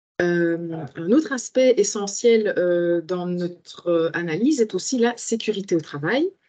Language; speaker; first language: French; native; French